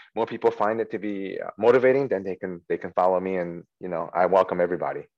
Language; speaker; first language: English; early bilingual, other home language; Chinese